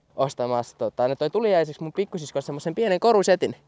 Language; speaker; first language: Finnish; native; Finnish